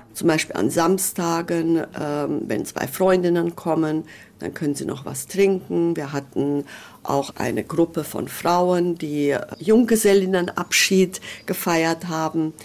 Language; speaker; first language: German; non-native, fluent; Hungarian